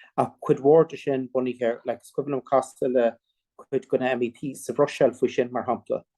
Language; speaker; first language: Irish; non-native, local second language; English